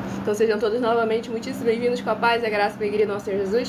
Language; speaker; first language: Portuguese; native; Portuguese